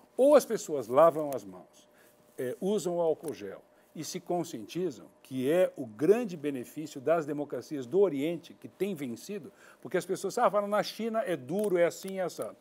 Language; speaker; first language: Portuguese; native; Portuguese